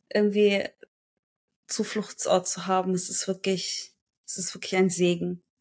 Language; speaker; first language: German; early bilingual, other home language; Turkish